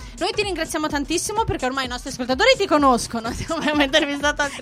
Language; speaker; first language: Italian; native; Italian